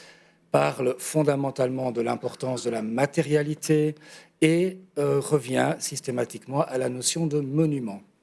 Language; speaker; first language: French; native; French